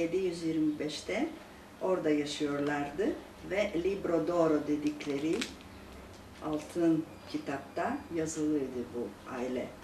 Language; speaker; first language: Turkish; non-native, local second language; Greek